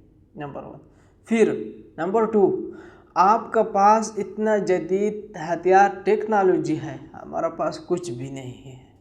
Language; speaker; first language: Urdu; non-native, local second language; Pashto